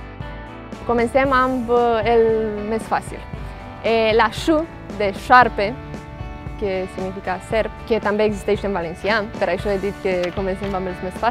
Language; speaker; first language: Catalan; non-native, fluent; Romanian